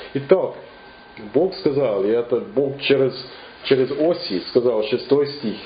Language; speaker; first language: Russian; non-native, fluent; English